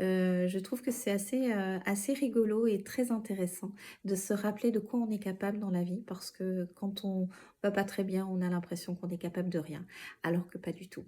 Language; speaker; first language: French; native; French